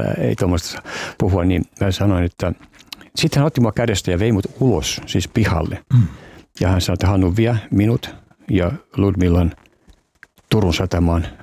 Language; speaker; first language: Finnish; native; Finnish